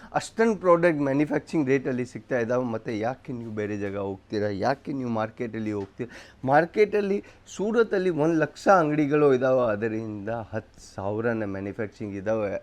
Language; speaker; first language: Kannada; non-native, local second language; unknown